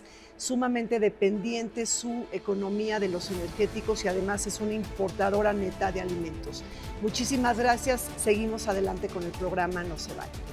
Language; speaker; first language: Spanish; native; Spanish